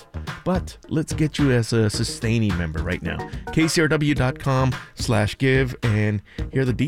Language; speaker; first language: English; native; English